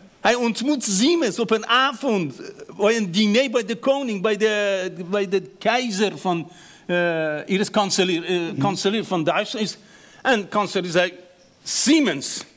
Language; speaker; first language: Dutch; non-native, fluent; Persian